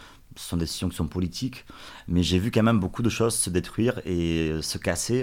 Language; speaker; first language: French; early bilingual, other home language; Russian